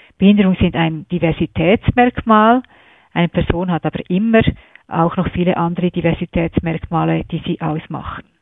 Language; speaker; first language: German; native; German